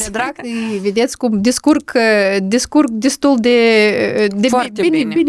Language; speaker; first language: Romanian; non-native, local second language; Russian